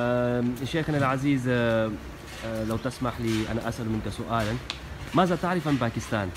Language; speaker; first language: Arabic; non-native, fluent; Urdu